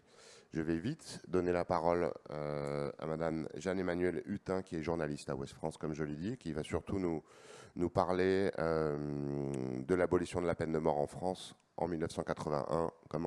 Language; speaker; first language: French; native; French